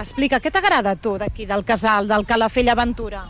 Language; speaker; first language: Catalan; native; Catalan